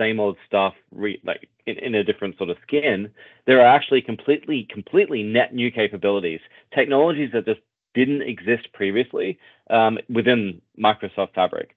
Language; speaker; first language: English; native; English